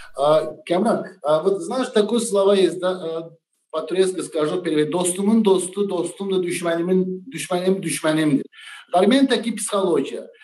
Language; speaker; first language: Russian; non-native, learner; Turkish